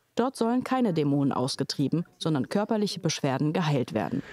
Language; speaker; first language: German; native; German